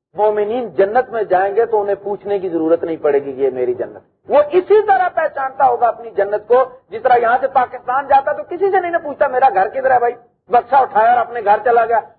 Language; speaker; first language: Urdu; non-native, local second language; Punjabi